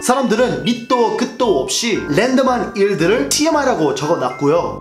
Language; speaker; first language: Korean; non-native, fluent; English